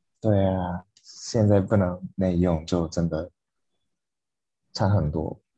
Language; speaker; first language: Chinese; non-native, fluent; Japanese